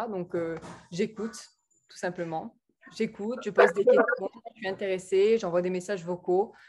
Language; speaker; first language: French; early bilingual, other home language; English